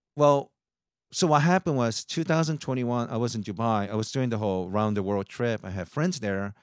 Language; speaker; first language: English; early bilingual, other home language; Japanese